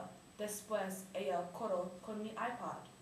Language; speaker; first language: Spanish; non-native, learner; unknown